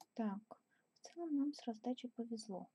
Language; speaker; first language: Russian; native; Russian